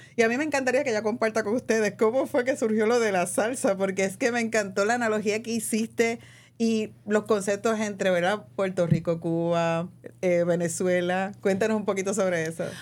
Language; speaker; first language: Spanish; native; Spanish